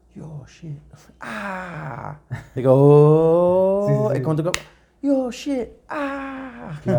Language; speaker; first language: Spanish; non-native, fluent; English